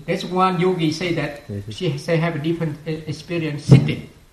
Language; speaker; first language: English; non-native, fluent; Vietnamese